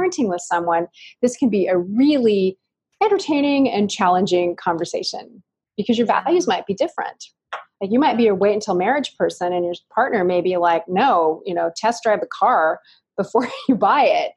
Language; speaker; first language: English; native; English